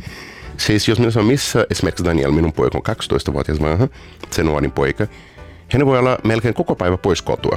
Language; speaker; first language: Finnish; non-native, learner; Portuguese